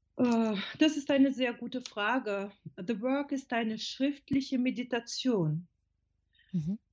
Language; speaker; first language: German; non-native, fluent; Russian